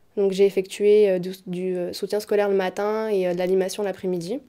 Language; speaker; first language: French; native; French